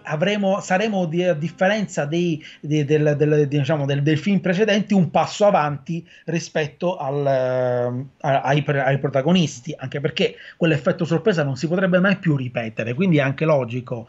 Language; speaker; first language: Italian; native; Italian